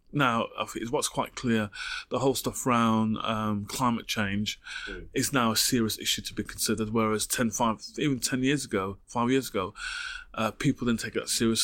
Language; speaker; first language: English; native; English